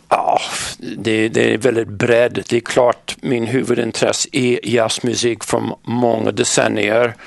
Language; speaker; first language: Swedish; non-native, fluent; English